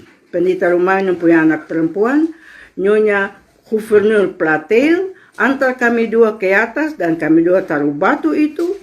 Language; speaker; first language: Indonesian; non-native, local second language; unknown